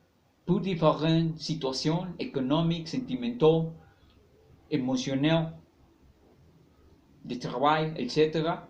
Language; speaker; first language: French; non-native, learner; Spanish